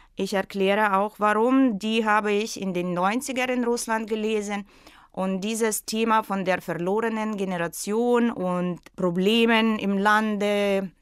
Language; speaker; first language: German; non-native, fluent; Russian